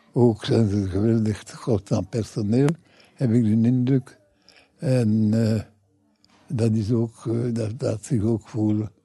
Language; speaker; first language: Dutch; non-native, fluent; English